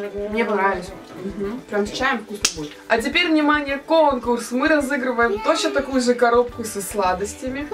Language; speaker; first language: Russian; native; Russian